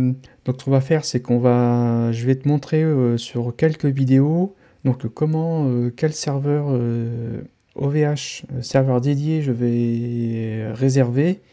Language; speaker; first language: French; native; French